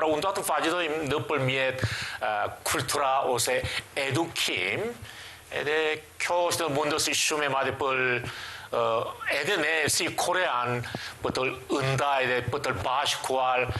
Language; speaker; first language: Albanian; non-native, learner; Korean